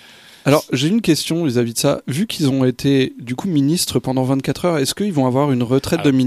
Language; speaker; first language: French; native; French